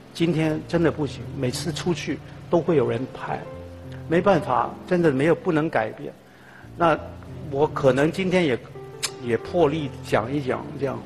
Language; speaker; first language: Chinese; non-native, fluent; Cantonese